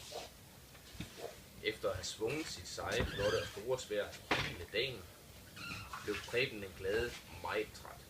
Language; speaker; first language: Danish; native; Danish